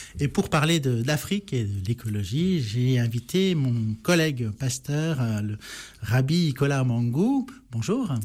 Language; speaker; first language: French; native; French